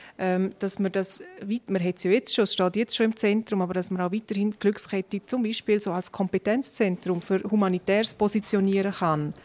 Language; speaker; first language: German; non-native, local second language; Romansh